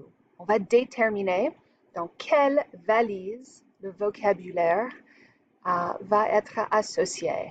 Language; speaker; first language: French; non-native, fluent; English